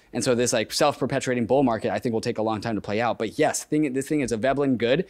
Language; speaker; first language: English; native; English